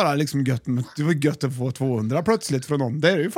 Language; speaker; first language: Swedish; native; Swedish